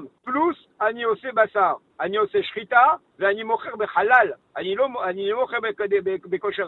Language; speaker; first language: Hebrew; non-native, learner; French